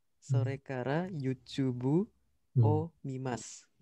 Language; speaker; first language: Japanese; non-native, learner; Indonesian